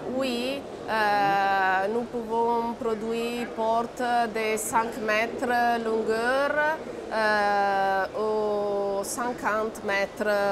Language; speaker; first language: French; non-native, learner; Italian